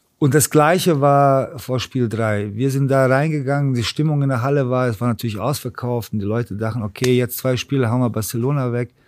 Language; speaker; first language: German; early bilingual, other home language; Serbian